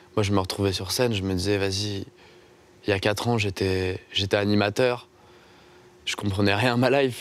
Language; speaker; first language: French; native; French